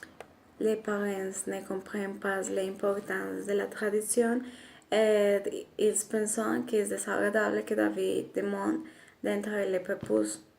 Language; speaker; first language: French; non-native, learner; Spanish